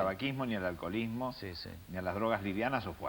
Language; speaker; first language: Spanish; native; Spanish